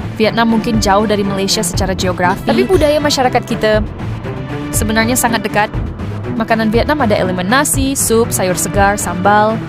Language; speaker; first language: Malay; native; Malay